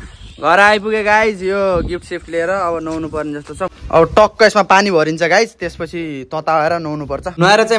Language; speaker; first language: Nepali; native; Nepali